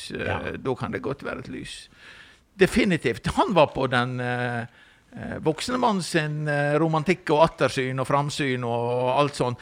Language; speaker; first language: Norwegian; native; Norwegian